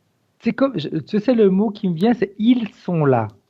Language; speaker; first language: French; native; French